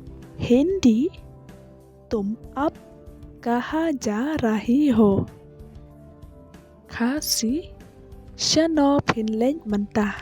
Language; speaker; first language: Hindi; non-native, local second language; Khasi